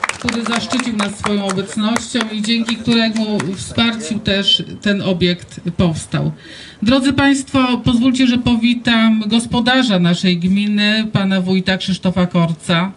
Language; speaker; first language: Polish; native; Polish